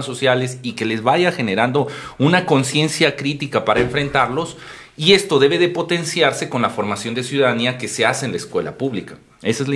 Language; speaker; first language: Spanish; native; Spanish